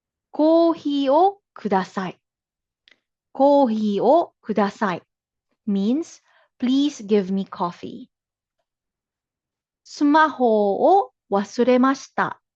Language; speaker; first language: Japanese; non-native, fluent; Filipino